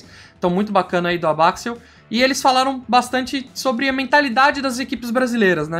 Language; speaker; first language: Portuguese; native; Portuguese